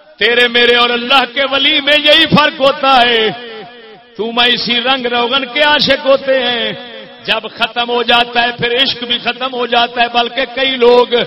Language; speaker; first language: Urdu; non-native, local second language; Punjabi